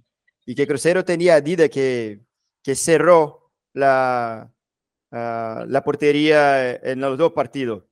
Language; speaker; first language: Spanish; non-native, learner; Portuguese